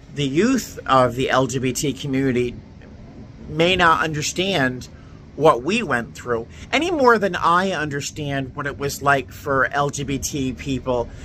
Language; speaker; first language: English; native; English